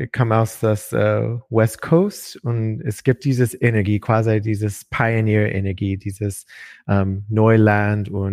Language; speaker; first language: German; non-native, learner; English